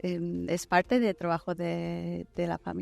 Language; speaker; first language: Spanish; non-native, fluent; English